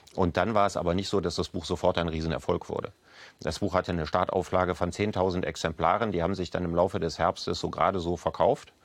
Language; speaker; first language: German; native; German